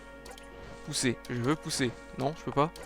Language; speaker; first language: French; native; French